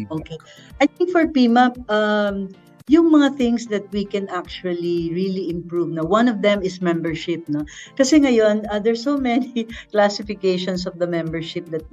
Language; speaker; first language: English; non-native, local second language; Filipino